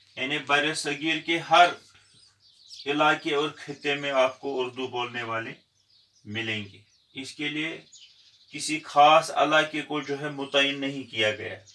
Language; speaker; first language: Urdu; non-native, local second language; Kashmiri